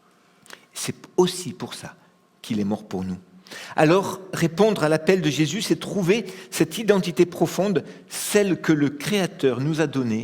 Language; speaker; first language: French; native; French